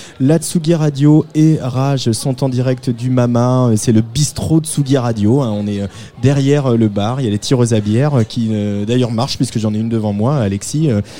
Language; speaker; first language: French; native; French